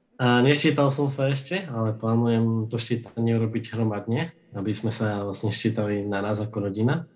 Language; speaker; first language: Slovak; native; Slovak